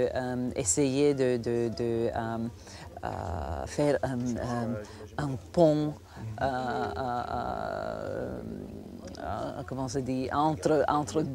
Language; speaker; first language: French; non-native, fluent; Croatian